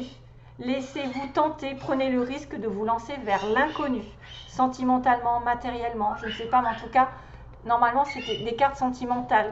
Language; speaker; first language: French; native; French